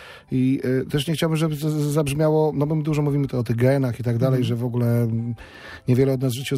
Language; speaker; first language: Polish; native; Polish